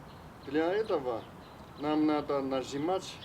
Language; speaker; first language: Russian; non-native, learner; Chinese